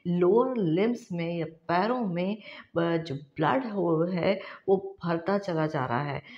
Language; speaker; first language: Hindi; non-native, local second language; Marathi